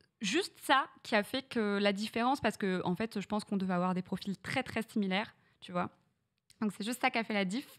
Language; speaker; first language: French; native; French